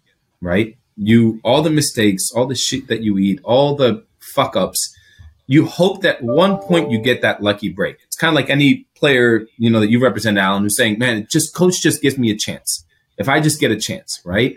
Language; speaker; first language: English; non-native, fluent; Greek